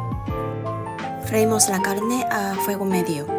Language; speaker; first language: Spanish; non-native, fluent; Japanese